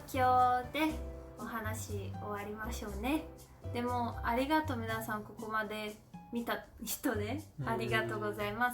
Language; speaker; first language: Japanese; non-native, learner; Portuguese